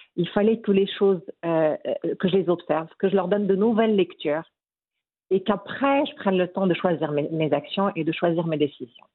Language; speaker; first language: French; non-native, local second language; Arabic